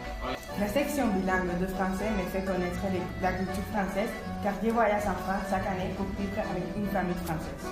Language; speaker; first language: French; non-native, learner; Spanish